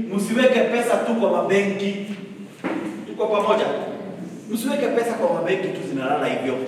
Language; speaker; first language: English; non-native, local second language; Swahili